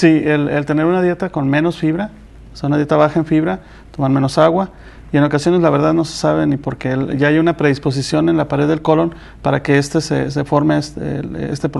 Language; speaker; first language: Spanish; native; Spanish